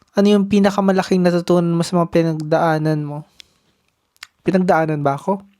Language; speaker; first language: Filipino; native; Filipino